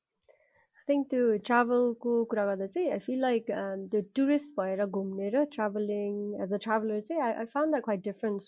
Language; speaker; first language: English; early bilingual, other home language; Nepali